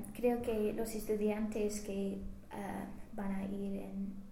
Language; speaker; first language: Spanish; non-native, learner; English